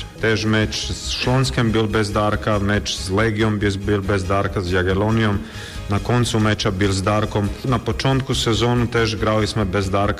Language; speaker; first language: Polish; non-native, fluent; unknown